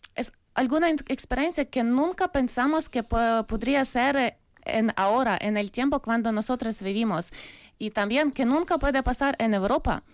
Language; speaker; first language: Spanish; non-native, learner; Ukrainian